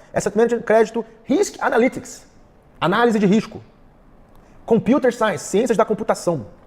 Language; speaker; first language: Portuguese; early bilingual, heritage; Portuguese